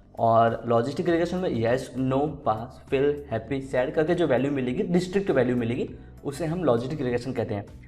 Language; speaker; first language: Hindi; native; Hindi